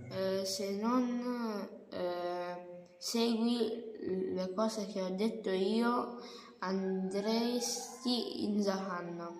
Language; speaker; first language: Italian; early bilingual, other home language; Bangla